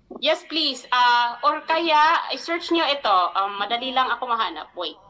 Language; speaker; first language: Filipino; non-native, local second language; Waray